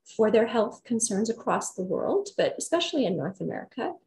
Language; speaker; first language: English; native; English